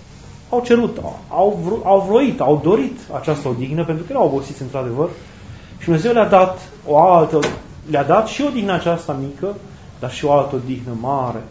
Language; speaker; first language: Romanian; native; Romanian